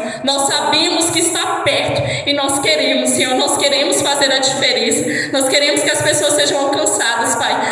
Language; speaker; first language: Portuguese; native; Portuguese